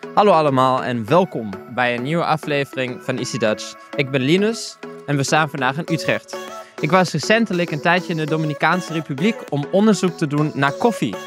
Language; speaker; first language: Dutch; native; Dutch